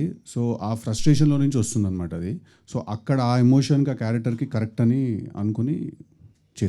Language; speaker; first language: Telugu; native; Telugu